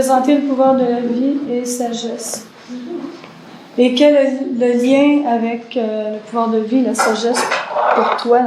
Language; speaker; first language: French; native; French